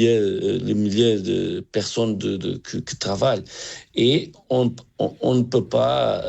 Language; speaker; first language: French; non-native, learner; Portuguese